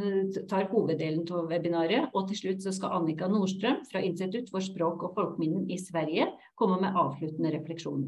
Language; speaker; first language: Norwegian; native; Norwegian